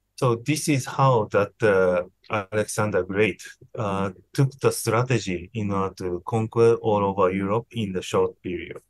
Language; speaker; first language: English; non-native, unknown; Japanese